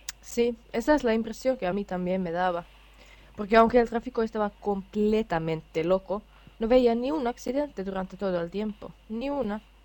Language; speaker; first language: Spanish; non-native, fluent; Finnish